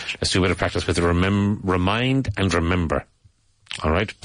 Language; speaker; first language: English; native; English